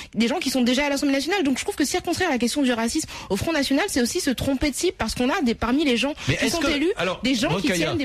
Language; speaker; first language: French; native; French